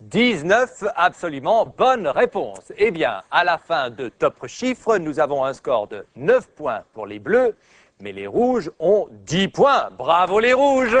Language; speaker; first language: French; native; French